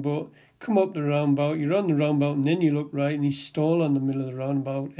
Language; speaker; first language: English; native; English